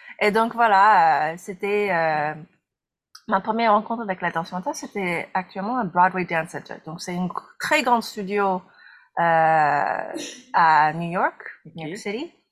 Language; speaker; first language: French; non-native, fluent; English